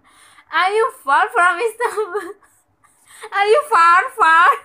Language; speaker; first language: English; non-native, learner; Indonesian